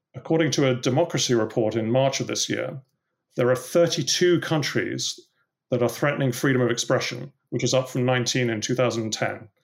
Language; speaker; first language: English; native; English